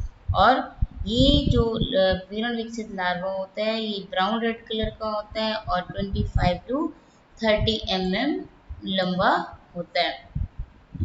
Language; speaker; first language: Hindi; native; Hindi